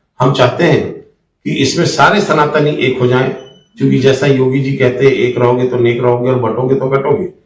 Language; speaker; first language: Hindi; native; Hindi